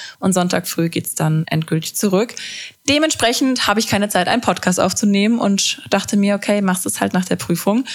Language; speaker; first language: German; native; German